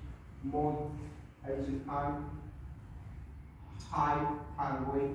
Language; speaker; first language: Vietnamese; non-native, learner; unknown